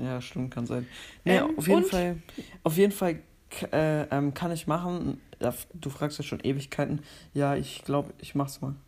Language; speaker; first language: German; native; German